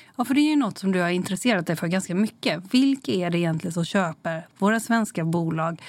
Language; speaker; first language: Swedish; native; Swedish